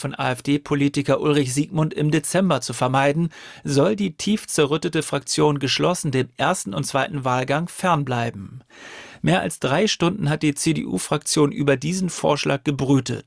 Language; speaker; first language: German; native; German